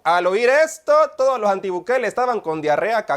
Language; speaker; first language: Spanish; native; Spanish